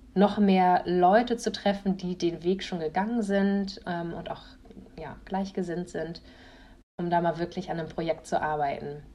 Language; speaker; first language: German; native; German